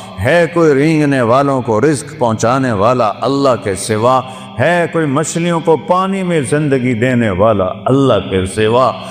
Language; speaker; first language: Urdu; non-native, local second language; Saraiki